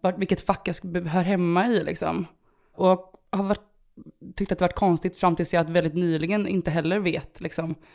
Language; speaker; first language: Swedish; early bilingual, other home language; Romanian